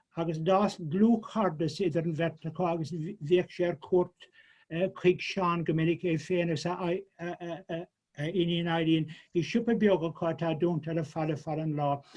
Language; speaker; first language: Irish; native; Irish